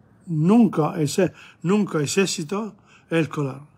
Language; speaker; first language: Spanish; non-native, learner; Italian